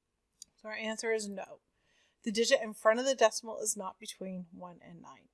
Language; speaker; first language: English; native; English